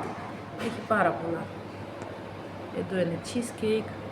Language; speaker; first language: Greek; non-native, fluent; Russian